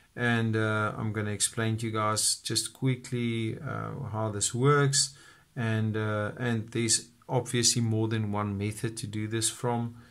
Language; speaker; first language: English; non-native, local second language; Afrikaans